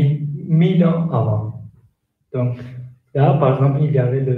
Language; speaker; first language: French; non-native, learner; Kurdish